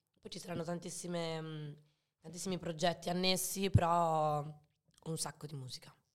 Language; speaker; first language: Italian; early bilingual, other home language; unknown